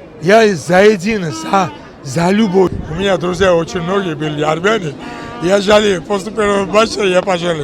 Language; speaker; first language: Russian; non-native, fluent; Georgian